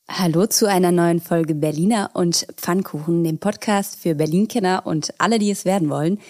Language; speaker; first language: German; native; German